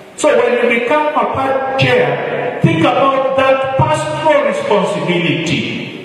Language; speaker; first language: English; non-native, local second language; Swahili